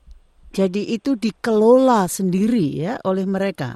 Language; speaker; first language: Indonesian; native; Indonesian